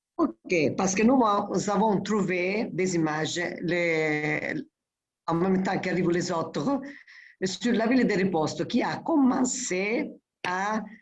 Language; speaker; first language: French; non-native, fluent; Italian